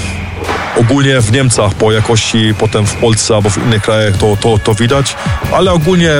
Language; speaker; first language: Polish; early bilingual, heritage; Polish